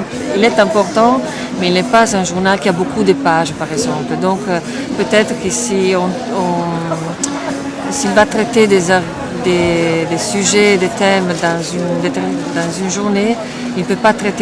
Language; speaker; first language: French; non-native, fluent; Italian